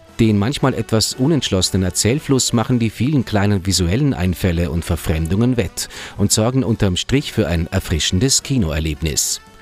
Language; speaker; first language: German; native; German